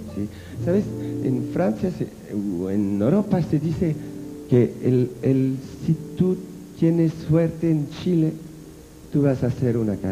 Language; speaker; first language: Spanish; non-native, learner; French